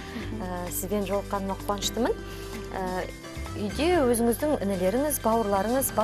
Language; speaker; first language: Kazakh; native; Kazakh